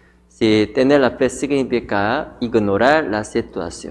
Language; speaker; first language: Spanish; non-native, learner; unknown